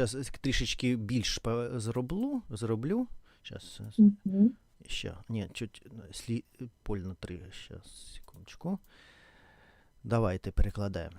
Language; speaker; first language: Ukrainian; non-native, learner; Russian